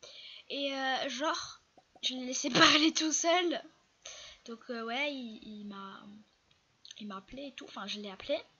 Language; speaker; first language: French; native; French